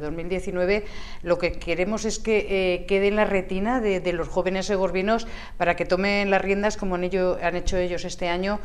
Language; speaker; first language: Spanish; native; Spanish